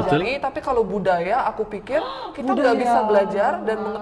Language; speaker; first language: Indonesian; early bilingual, other home language; Korean